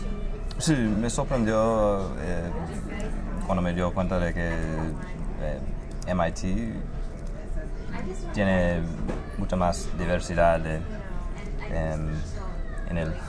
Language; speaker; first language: Spanish; non-native, fluent; English